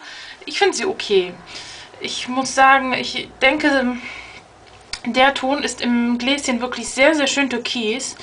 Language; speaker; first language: German; native; German